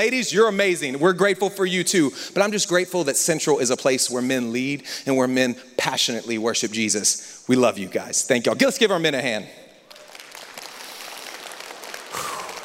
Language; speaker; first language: English; native; English